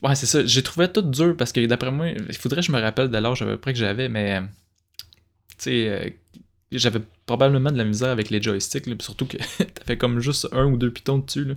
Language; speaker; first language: French; native; French